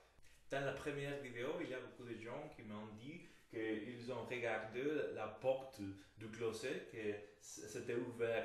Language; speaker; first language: French; non-native, fluent; Spanish